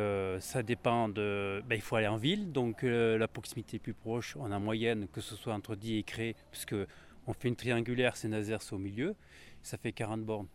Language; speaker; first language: French; native; French